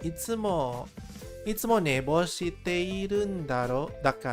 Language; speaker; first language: Japanese; non-native, learner; English